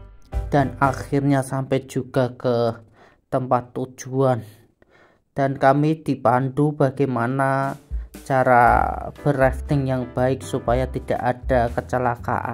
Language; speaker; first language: Indonesian; native; Indonesian